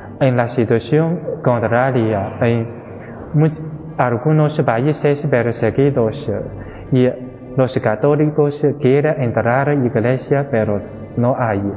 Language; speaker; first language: Spanish; non-native, fluent; Chinese